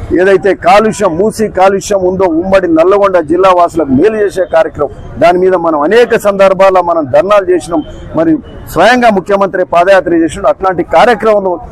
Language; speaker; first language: Telugu; native; Telugu